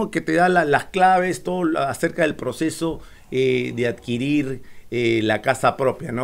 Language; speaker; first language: Spanish; native; Spanish